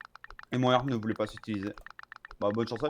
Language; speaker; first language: French; native; French